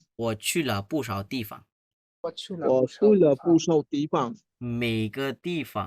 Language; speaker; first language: Chinese; non-native, fluent; Bangla